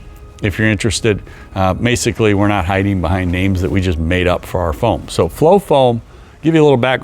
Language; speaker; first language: English; native; English